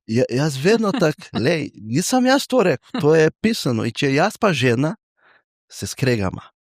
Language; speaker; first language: Slovenian; non-native, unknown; Portuguese